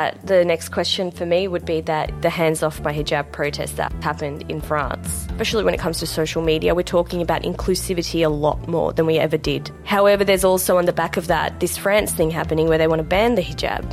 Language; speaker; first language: English; non-native, local second language; Memoni